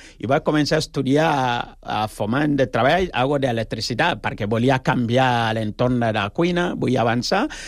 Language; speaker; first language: Catalan; non-native, fluent; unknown